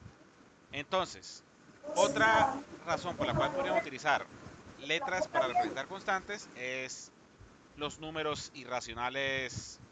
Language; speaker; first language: Spanish; native; Spanish